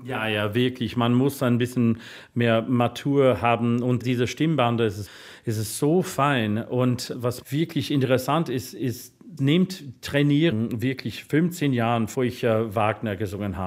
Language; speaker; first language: German; non-native, fluent; English